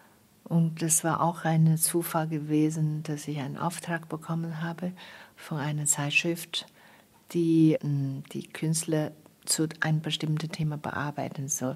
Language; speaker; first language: German; non-native, fluent; Chinese